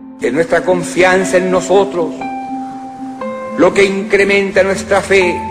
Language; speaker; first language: Spanish; native; Spanish